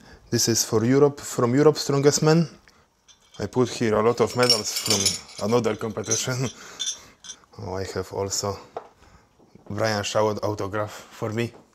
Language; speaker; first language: English; non-native, learner; Polish